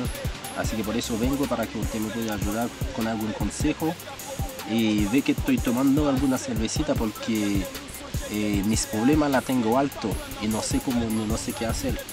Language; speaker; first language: Spanish; non-native, local second language; Haitian Creole